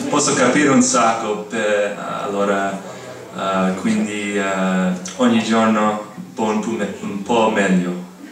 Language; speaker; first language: Italian; non-native, learner; English